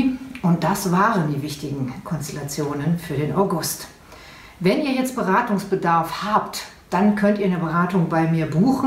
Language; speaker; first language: German; native; German